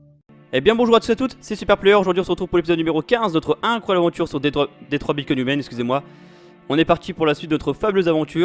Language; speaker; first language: French; native; French